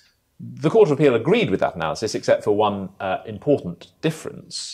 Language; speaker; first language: English; native; English